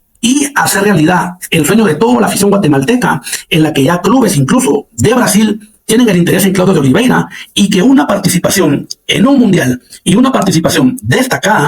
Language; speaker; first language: Spanish; native; Spanish